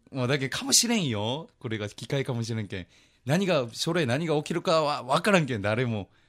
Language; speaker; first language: Japanese; non-native, fluent; Korean